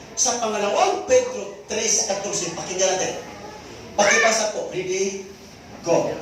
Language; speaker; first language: Filipino; non-native, local second language; Cebuano